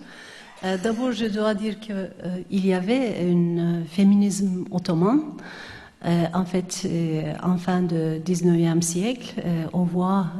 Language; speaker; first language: French; non-native, fluent; Turkish